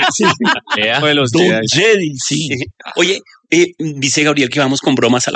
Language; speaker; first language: Spanish; native; Spanish